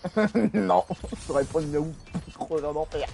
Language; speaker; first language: French; native; French